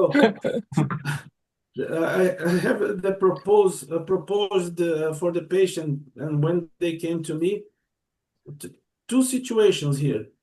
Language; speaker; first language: English; non-native, learner; Portuguese